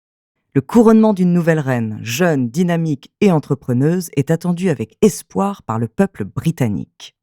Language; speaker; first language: French; native; French